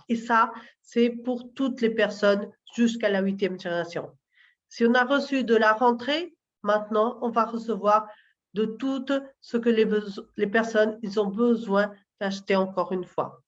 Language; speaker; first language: French; non-native, learner; Portuguese